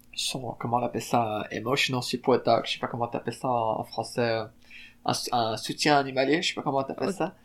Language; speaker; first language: French; native; French